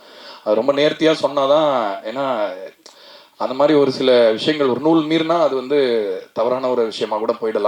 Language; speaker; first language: Tamil; native; Tamil